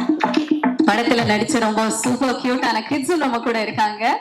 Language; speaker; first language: Tamil; native; Tamil